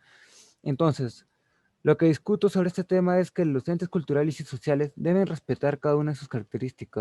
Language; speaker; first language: Spanish; native; Spanish